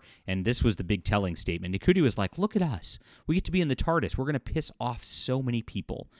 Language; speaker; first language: English; native; English